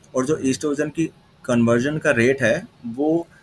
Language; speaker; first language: Hindi; native; Hindi